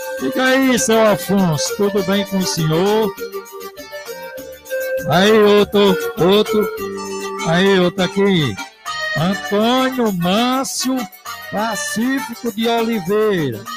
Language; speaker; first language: Portuguese; native; Portuguese